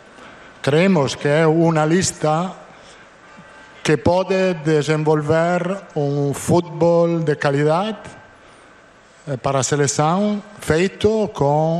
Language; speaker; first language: Portuguese; non-native, fluent; Italian